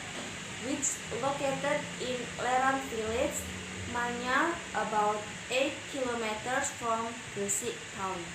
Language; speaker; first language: English; non-native, learner; Indonesian